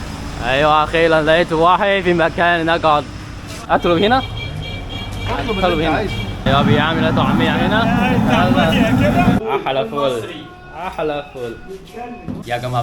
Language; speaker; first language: Arabic; non-native, fluent; Chinese